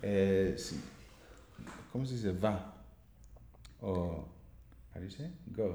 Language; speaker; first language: Spanish; non-native, learner; English